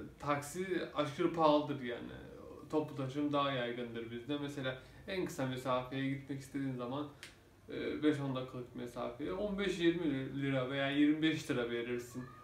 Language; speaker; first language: Turkish; native; Turkish